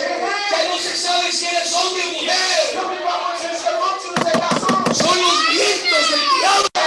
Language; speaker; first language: Spanish; native; Spanish